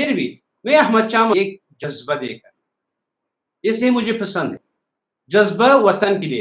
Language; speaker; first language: Hindi; non-native, learner; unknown